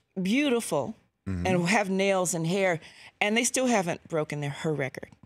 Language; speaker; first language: English; native; English